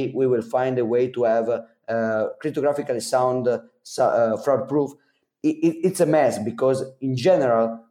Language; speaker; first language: English; non-native, fluent; Italian